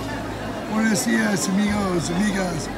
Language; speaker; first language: Spanish; non-native, learner; English